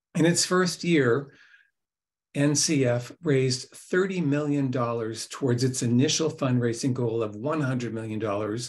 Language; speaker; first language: English; native; English